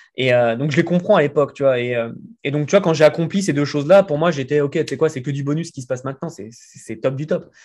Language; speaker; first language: French; native; French